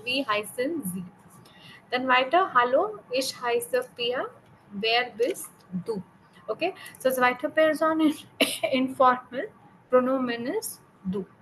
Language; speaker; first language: German; non-native, learner; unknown